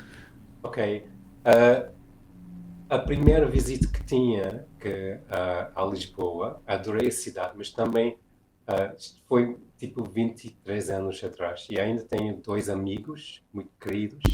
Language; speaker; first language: Portuguese; non-native, fluent; English